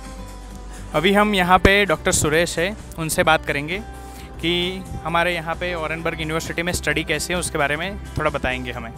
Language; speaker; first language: Hindi; non-native, local second language; Gujarati